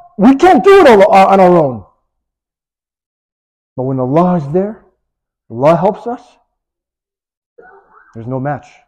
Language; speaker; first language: English; native; English